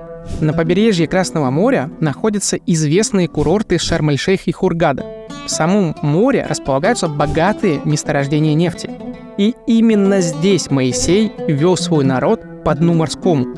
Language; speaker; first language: Russian; native; Russian